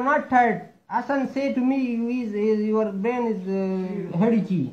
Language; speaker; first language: English; non-native, learner; Urdu